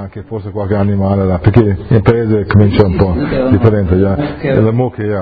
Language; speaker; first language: Italian; early bilingual, heritage; English